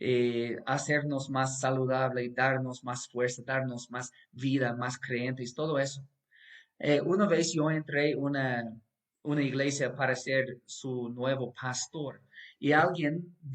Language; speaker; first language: Spanish; non-native, fluent; English